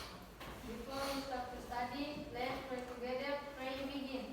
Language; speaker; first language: English; non-native, learner; Indonesian